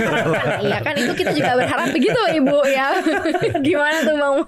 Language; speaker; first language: Indonesian; native; Indonesian